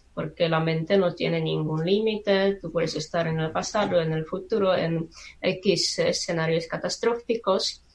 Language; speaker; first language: Spanish; non-native, fluent; Czech